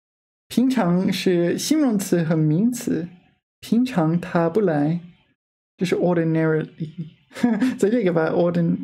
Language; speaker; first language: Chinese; non-native, fluent; English